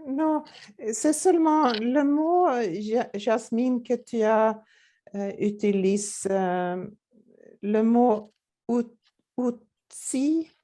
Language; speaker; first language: French; non-native, learner; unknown